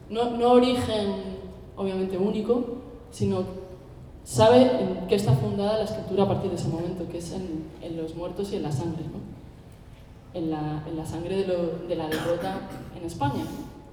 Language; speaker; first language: Spanish; native; Spanish